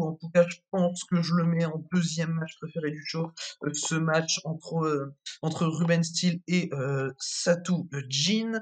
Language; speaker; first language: French; native; French